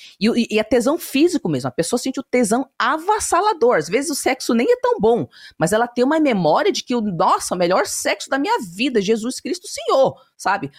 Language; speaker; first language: Portuguese; early bilingual, heritage; Portuguese